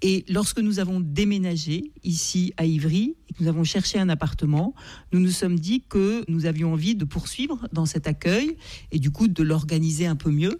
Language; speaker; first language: French; native; French